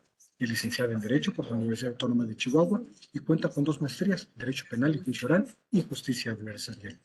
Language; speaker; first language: Spanish; native; Spanish